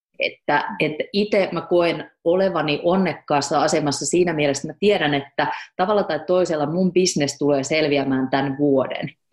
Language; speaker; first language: Finnish; native; Finnish